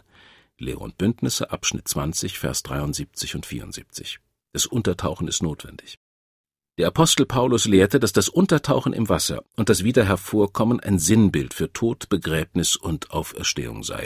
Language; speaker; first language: German; native; German